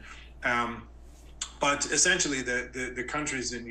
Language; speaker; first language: English; native; English